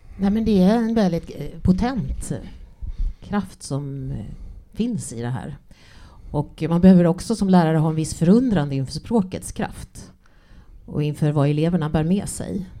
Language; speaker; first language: Swedish; early bilingual, other home language; English